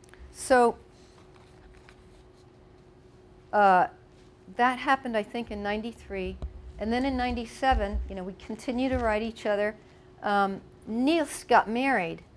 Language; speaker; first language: English; native; English